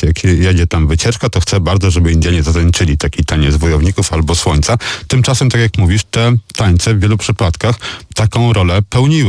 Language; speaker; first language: Polish; native; Polish